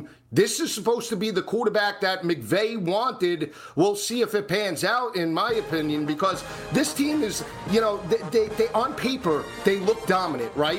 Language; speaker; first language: English; native; English